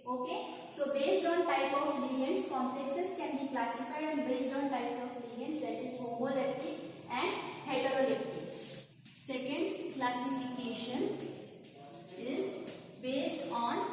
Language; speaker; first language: English; non-native, local second language; Marathi